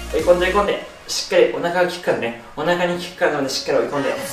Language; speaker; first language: Japanese; native; Japanese